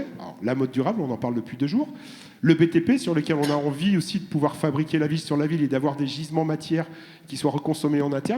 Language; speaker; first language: French; native; French